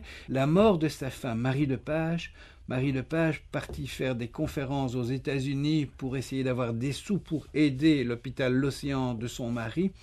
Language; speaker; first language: French; native; French